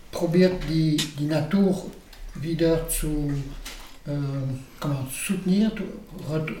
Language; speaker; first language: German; non-native, learner; French